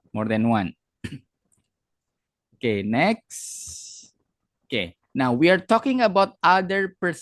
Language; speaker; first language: English; non-native, fluent; Indonesian